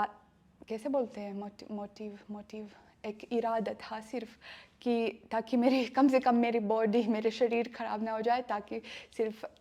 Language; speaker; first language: Hindi; non-native, learner; Russian